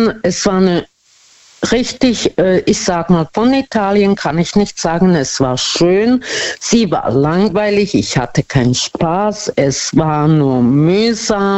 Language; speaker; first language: German; non-native, fluent; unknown